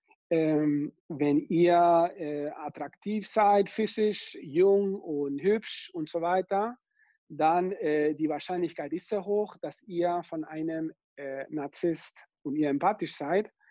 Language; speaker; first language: German; non-native, fluent; Spanish